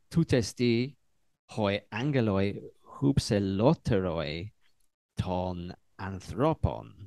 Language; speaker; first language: Greek; non-native, learner; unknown